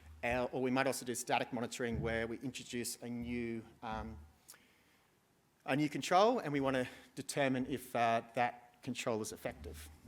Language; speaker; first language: English; native; English